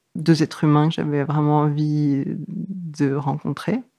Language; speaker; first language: French; native; French